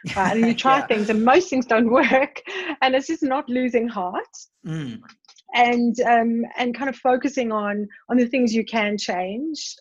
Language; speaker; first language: English; native; English